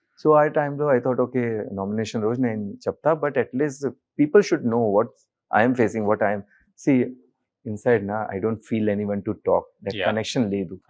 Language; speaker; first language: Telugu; non-native, learner; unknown